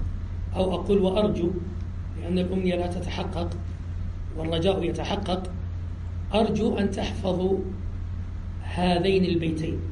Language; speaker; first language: Arabic; native; Arabic